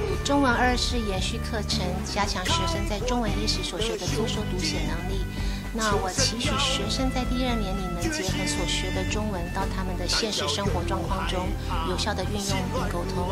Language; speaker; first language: Chinese; native; Chinese